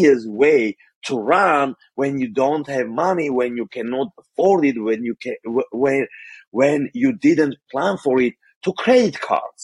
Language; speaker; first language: English; non-native, fluent; Armenian